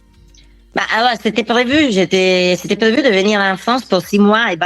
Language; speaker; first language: French; non-native, fluent; Italian